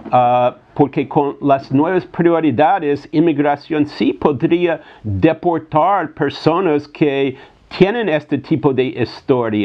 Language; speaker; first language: Spanish; non-native, fluent; English